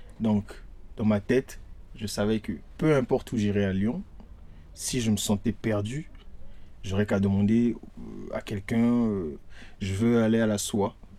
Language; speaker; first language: French; non-native, local second language; Lingala